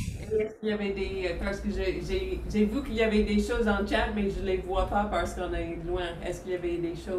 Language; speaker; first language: French; non-native, fluent; English